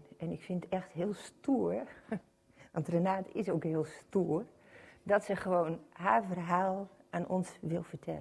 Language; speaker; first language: Dutch; native; Dutch